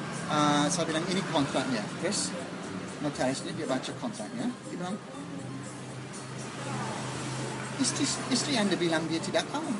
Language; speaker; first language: Indonesian; non-native, learner; English